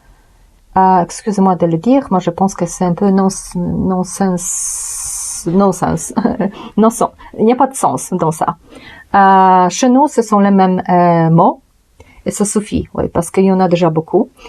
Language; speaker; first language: French; non-native, fluent; Polish